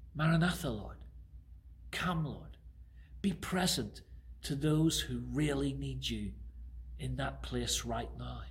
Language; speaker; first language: English; native; English